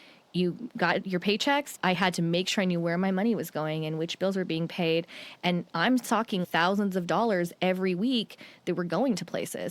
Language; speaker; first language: English; native; English